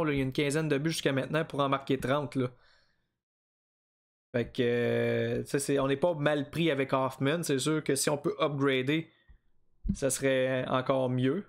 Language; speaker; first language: French; native; French